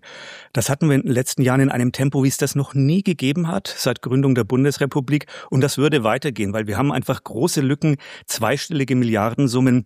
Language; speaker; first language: German; native; German